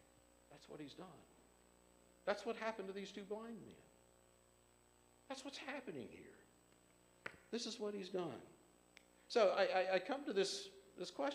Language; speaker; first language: English; native; English